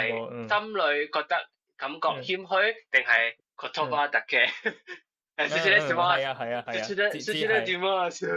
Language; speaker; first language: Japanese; non-native, learner; Cantonese